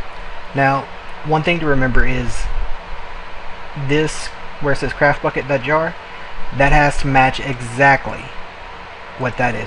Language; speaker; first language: English; native; English